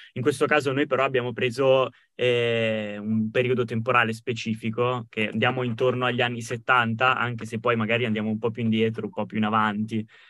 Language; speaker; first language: Italian; native; Italian